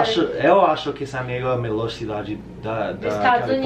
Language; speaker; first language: Portuguese; non-native, learner; English